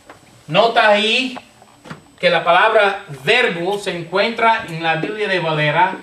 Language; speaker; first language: Spanish; non-native, fluent; English